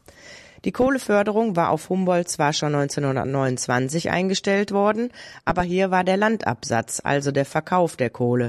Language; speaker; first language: German; native; German